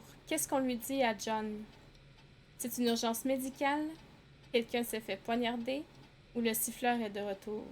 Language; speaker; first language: French; native; French